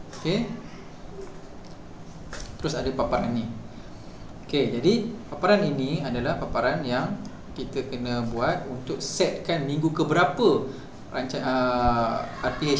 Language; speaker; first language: Malay; native; Malay